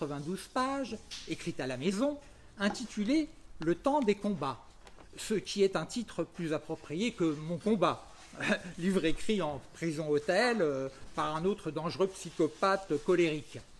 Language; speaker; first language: French; native; French